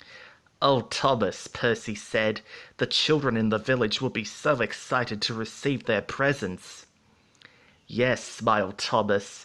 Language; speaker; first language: English; native; English